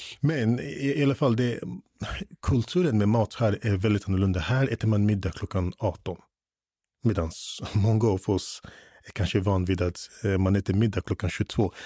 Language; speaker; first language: Swedish; non-native, fluent; English